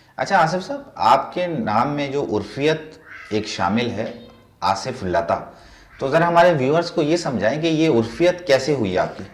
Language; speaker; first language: Urdu; native; Urdu